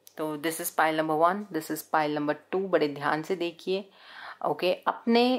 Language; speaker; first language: Hindi; native; Hindi